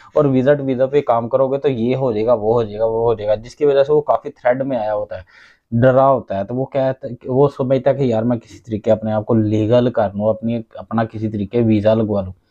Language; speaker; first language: Urdu; non-native, local second language; Punjabi